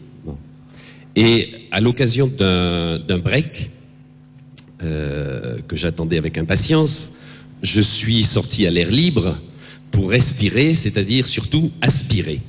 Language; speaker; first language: French; native; French